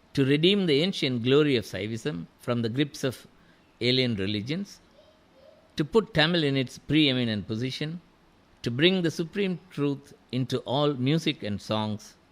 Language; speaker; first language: English; non-native, local second language; Tamil